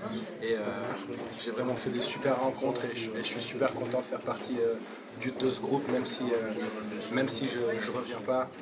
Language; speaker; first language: French; early bilingual, heritage; French